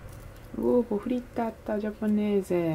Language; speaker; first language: Japanese; early bilingual, heritage; Japanese